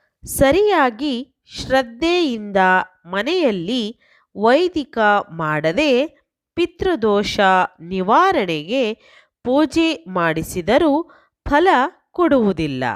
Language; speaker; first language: Kannada; native; Kannada